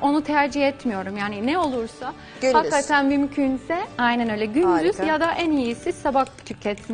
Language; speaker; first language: Turkish; non-native, fluent; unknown